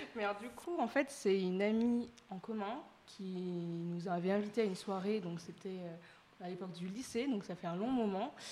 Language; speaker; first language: French; early bilingual, other home language; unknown